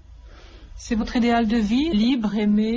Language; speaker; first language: French; native; French